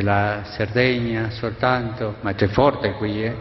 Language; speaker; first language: Italian; non-native, fluent; Spanish